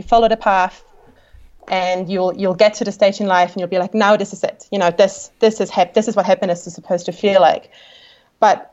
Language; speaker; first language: English; non-native, fluent; German